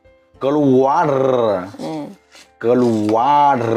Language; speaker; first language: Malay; non-native, learner; Chinese